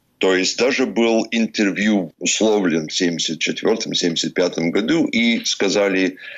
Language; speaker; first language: Russian; early bilingual, heritage; English